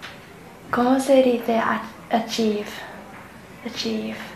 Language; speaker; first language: Spanish; non-native, learner; English